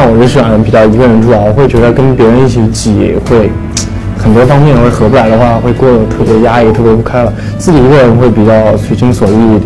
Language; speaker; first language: Chinese; native; Chinese